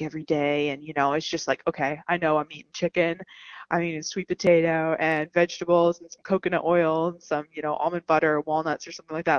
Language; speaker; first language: English; native; English